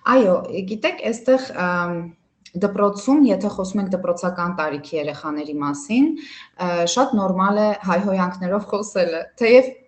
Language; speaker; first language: Armenian; early bilingual, heritage; Armenian